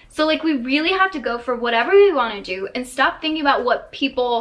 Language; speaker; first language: English; native; English